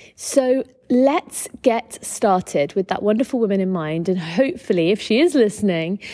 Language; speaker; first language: English; native; English